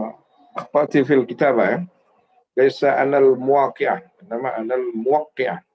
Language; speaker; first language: Arabic; non-native, fluent; Indonesian